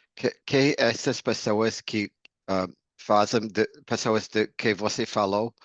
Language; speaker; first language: Portuguese; non-native, learner; English